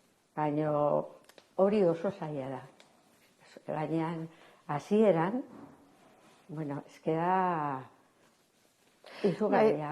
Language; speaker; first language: Basque; non-native, local second language; Spanish